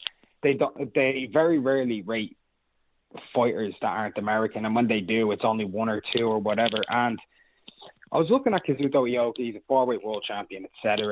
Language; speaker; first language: English; native; English